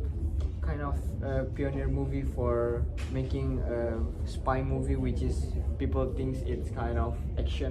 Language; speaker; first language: English; non-native, local second language; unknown